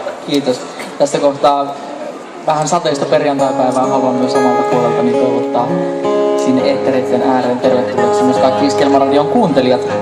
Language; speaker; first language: Finnish; native; Finnish